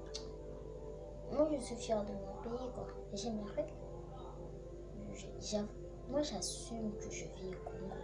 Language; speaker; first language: French; non-native, local second language; Lingala